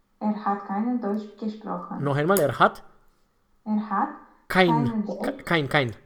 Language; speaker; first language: German; non-native, learner; Romanian